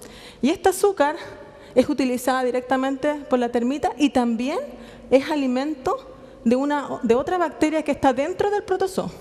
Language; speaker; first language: Spanish; native; Spanish